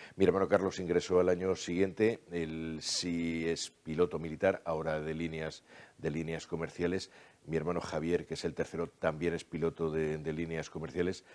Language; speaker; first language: Spanish; native; Spanish